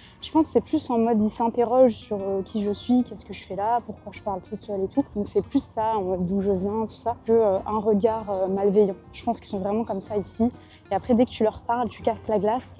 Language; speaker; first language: French; native; French